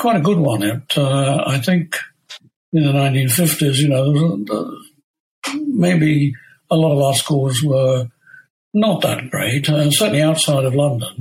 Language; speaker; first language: English; native; English